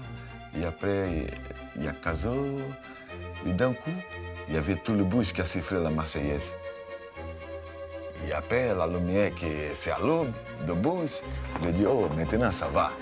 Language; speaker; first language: French; non-native, fluent; Portuguese